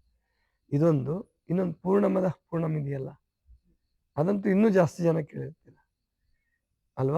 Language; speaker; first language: Kannada; native; Kannada